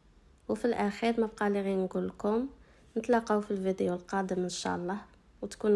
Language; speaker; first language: Arabic; native; Arabic